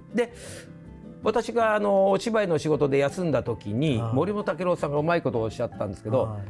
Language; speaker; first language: Japanese; native; Japanese